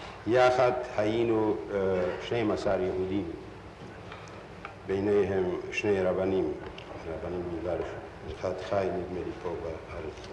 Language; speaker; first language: Hebrew; non-native, fluent; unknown